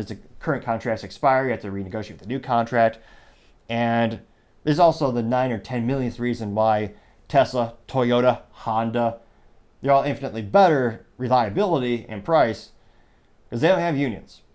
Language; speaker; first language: English; native; English